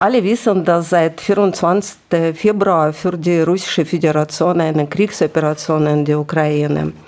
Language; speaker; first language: German; non-native, fluent; Russian